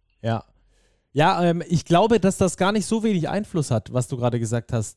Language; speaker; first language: German; native; German